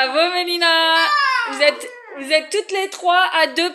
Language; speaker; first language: French; native; French